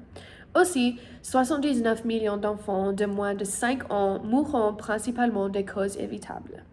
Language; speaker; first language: French; non-native, learner; English